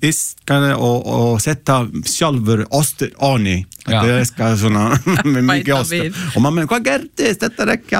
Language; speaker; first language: Icelandic; non-native, learner; Italian